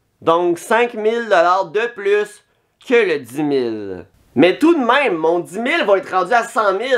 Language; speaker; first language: French; native; French